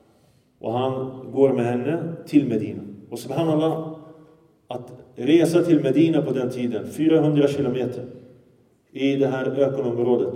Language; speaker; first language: Swedish; early bilingual, other home language; Arabic